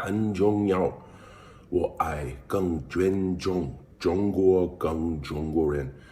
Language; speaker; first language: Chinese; non-native, learner; English